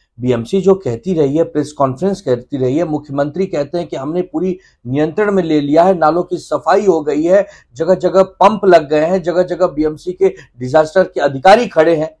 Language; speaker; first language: Hindi; native; Hindi